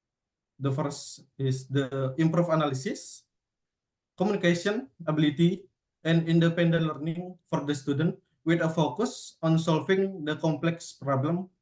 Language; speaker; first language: English; non-native, learner; Indonesian